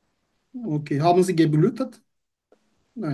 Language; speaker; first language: German; non-native, learner; Turkish